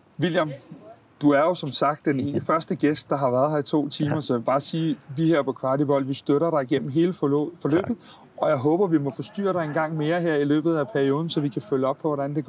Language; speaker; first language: Danish; native; Danish